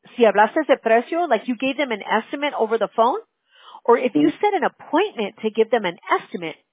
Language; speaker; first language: English; early bilingual, other home language; Spanish